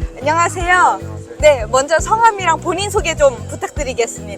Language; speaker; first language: Korean; native; Korean